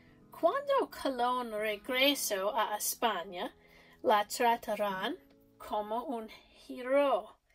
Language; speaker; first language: Spanish; non-native, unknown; English